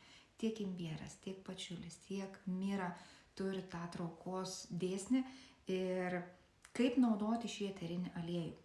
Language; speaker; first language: Lithuanian; native; Lithuanian